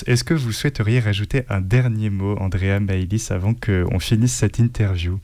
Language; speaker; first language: French; native; French